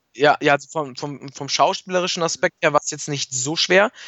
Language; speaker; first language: German; native; German